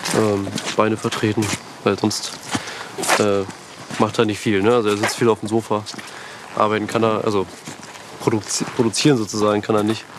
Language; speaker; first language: German; native; German